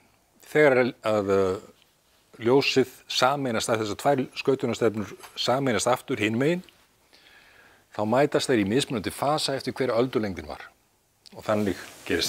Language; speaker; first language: Icelandic; native; Icelandic